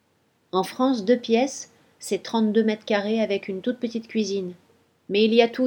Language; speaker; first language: French; non-native, fluent; Ukrainian